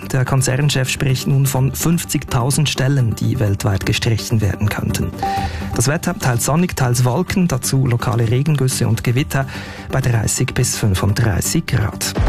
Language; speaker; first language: German; native; German